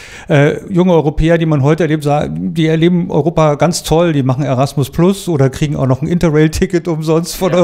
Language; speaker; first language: German; native; German